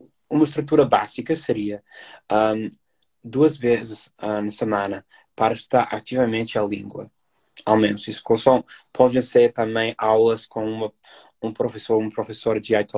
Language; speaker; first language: Portuguese; non-native, fluent; English